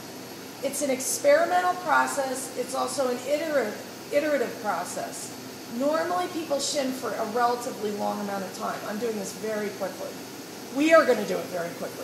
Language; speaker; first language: English; native; English